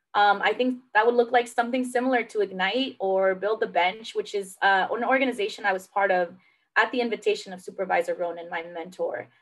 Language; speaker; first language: English; native; English